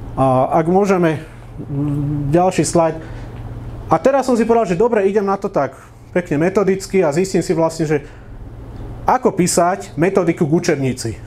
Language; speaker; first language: Slovak; native; Slovak